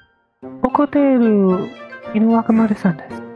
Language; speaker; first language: Japanese; non-native, learner; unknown